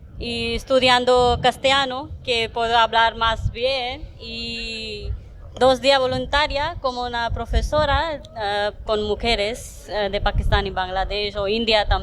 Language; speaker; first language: Spanish; non-native, learner; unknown